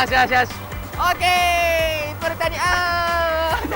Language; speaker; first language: Indonesian; non-native, fluent; Japanese